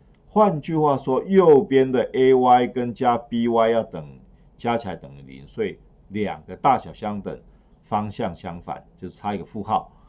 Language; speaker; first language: Chinese; native; Chinese